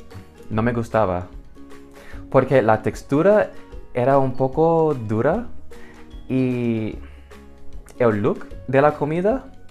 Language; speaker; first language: Spanish; non-native, fluent; English